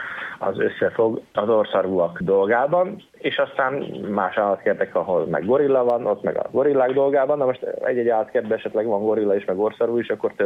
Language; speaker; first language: Hungarian; native; Hungarian